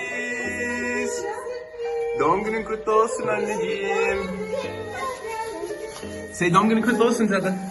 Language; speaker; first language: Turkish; non-native, learner; English